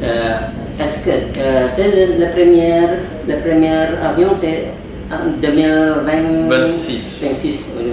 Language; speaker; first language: French; non-native, learner; Indonesian